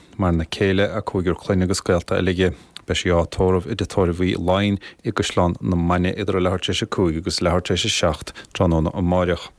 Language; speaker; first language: Irish; native; Irish